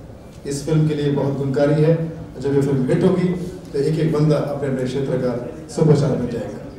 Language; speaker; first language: Hindi; native; Hindi